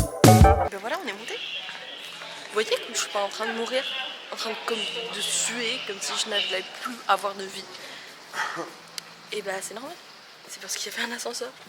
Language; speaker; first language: French; native; French